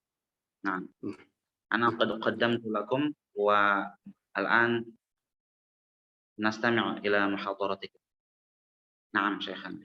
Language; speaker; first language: Arabic; non-native, fluent; Indonesian